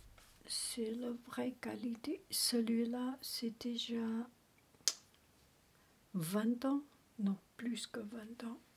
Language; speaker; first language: French; non-native, learner; Chinese